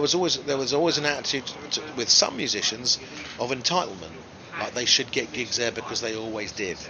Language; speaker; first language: English; native; English